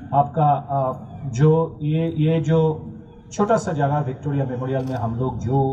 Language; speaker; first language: Hindi; non-native, local second language; Bangla